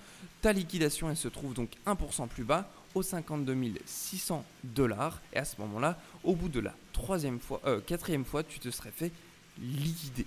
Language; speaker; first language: French; native; French